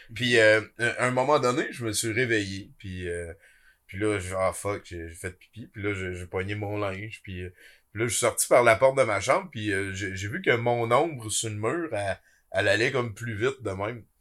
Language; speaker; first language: French; native; French